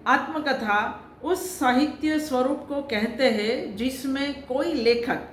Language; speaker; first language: Hindi; non-native, local second language; Gujarati